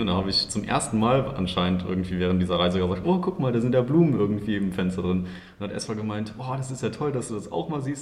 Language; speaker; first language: German; native; German